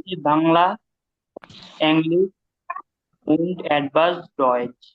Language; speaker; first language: German; non-native, learner; Bangla